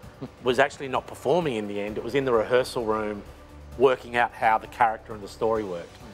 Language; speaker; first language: English; native; English